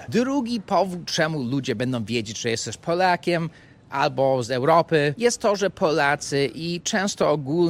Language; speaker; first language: Polish; non-native, fluent; English